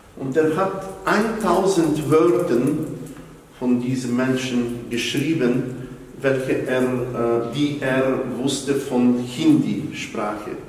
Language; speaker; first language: German; non-native, fluent; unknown